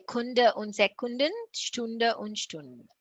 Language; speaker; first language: German; non-native, learner; Tamil